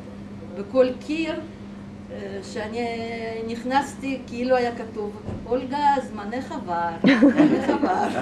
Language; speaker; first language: Hebrew; non-native, fluent; Russian